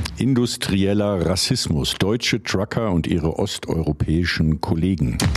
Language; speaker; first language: German; native; German